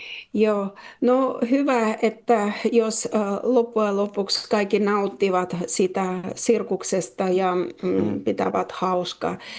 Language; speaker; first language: Finnish; non-native, fluent; Russian